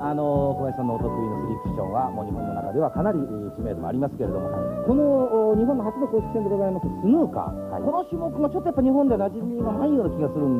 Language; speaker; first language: Japanese; native; Japanese